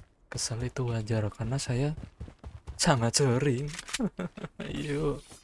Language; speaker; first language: Indonesian; non-native, local second language; Javanese